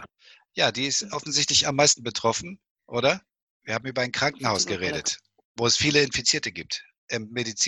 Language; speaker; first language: German; native; German